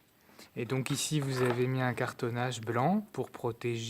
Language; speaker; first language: French; native; French